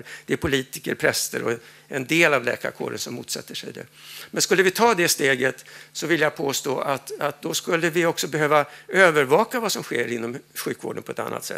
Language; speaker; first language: Swedish; native; Swedish